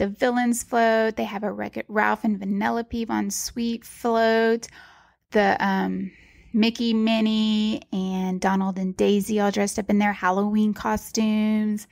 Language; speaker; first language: English; native; English